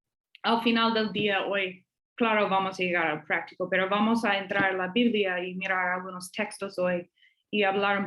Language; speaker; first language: Spanish; non-native, fluent; English